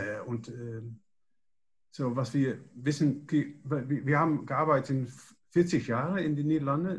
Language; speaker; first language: German; non-native, learner; Dutch